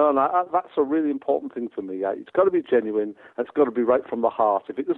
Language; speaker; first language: English; native; English